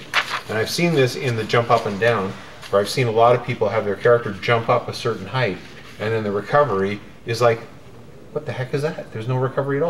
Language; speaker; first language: English; native; English